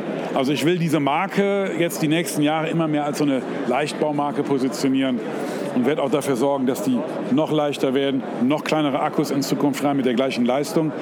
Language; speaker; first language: German; native; German